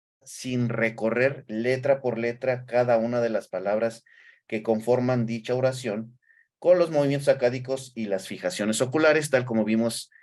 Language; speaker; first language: Spanish; native; Spanish